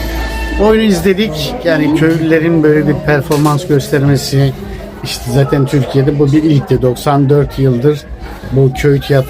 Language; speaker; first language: Turkish; native; Turkish